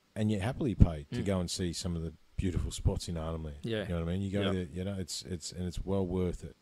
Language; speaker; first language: English; native; English